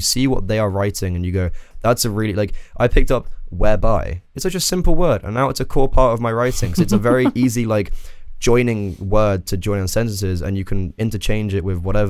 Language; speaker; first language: English; native; English